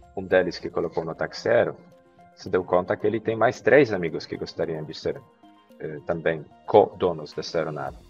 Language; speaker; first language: Portuguese; non-native, fluent; Polish